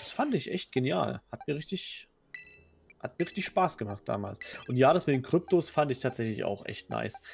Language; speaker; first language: German; native; German